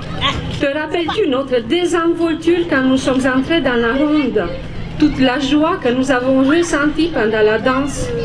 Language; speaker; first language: French; non-native, fluent; Romanian